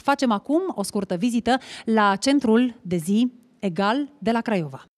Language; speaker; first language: Romanian; native; Romanian